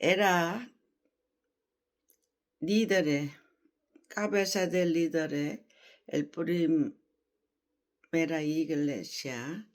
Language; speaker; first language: Spanish; non-native, learner; Korean